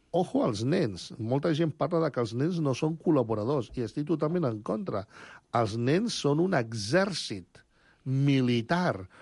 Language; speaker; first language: Catalan; early bilingual, other home language; Spanish